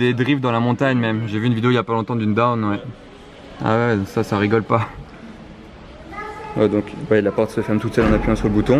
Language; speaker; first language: French; native; French